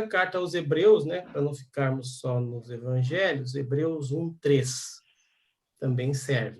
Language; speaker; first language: Portuguese; native; Portuguese